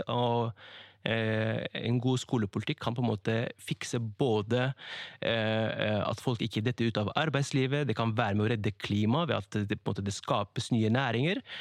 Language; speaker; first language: Norwegian; early bilingual, other home language; Kurdish